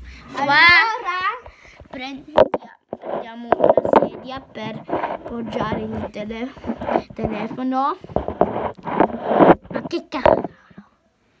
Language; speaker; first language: Italian; early bilingual, heritage; Italian